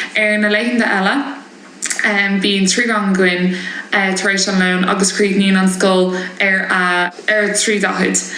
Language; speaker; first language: Irish; non-native, local second language; English